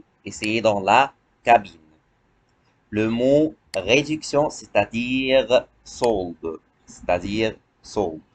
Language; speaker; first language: French; non-native, fluent; Arabic